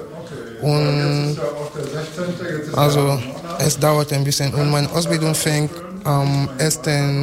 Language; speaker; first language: German; non-native, learner; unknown